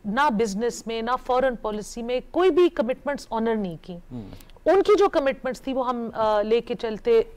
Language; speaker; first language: Hindi; native; Hindi